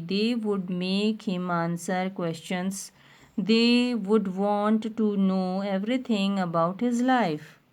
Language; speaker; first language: English; non-native, local second language; Hindi